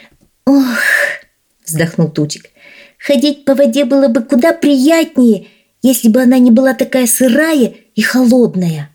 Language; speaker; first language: Russian; native; Russian